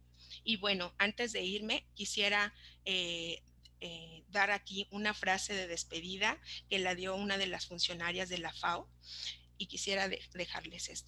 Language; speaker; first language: Spanish; native; Spanish